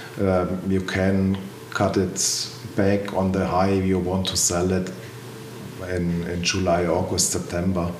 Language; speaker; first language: English; non-native, learner; German